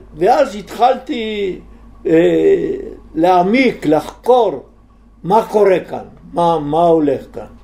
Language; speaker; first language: Hebrew; non-native, fluent; Italian